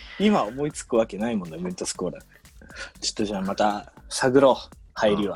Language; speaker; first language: Japanese; native; Japanese